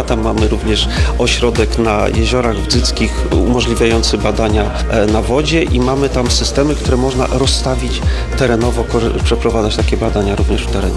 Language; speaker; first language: Polish; native; Polish